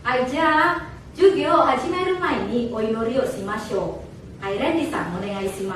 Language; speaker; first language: Japanese; non-native, fluent; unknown